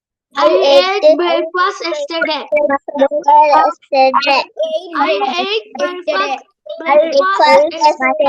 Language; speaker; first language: English; non-native, learner; Malayalam